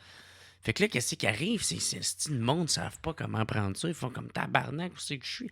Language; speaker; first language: French; native; French